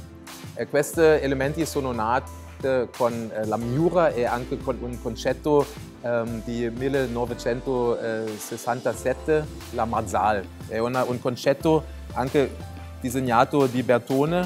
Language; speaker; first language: Italian; non-native, fluent; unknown